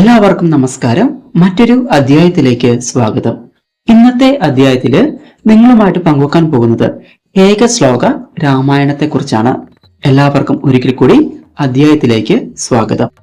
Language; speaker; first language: Malayalam; native; Malayalam